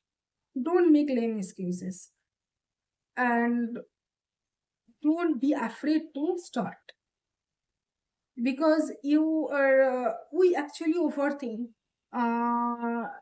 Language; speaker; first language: English; non-native, learner; Bangla